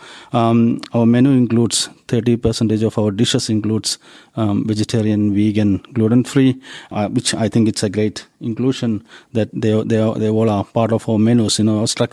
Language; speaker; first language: English; non-native, local second language; Malayalam